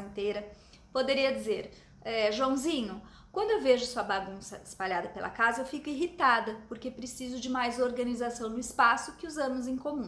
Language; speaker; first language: Portuguese; native; Portuguese